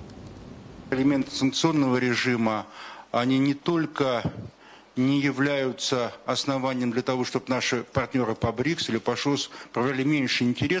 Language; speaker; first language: Russian; native; Russian